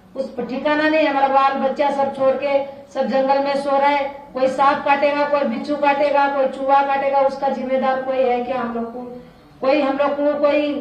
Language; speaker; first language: Hindi; non-native, local second language; Lambadi